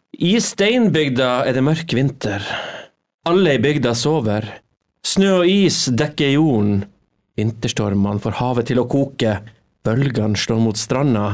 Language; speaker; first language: Norwegian; native; Norwegian